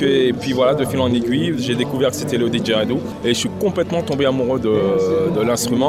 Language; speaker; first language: French; native; French